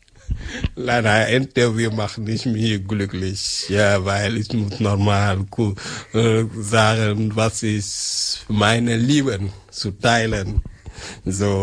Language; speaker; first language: German; non-native, learner; French